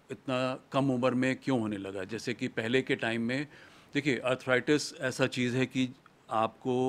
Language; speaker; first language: Hindi; native; Hindi